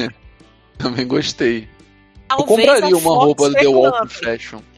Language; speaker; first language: Portuguese; native; Portuguese